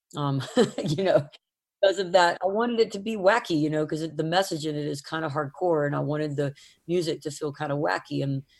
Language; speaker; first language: English; native; English